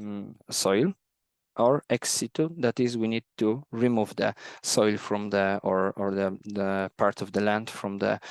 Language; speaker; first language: English; non-native, fluent; Polish